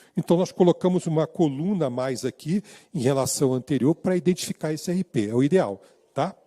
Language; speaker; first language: Portuguese; native; Portuguese